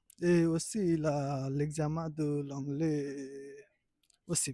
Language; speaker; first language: French; non-native, learner; Nepali